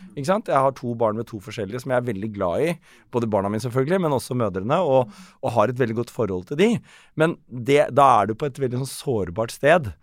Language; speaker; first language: Norwegian; native; Norwegian